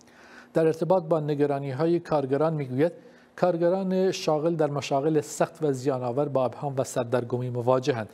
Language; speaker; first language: Persian; non-native, local second language; Kurdish